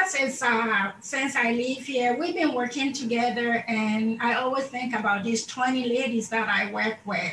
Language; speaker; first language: English; non-native, local second language; Akan